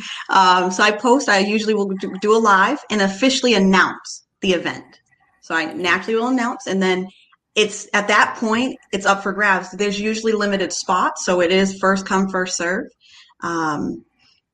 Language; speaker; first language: English; native; English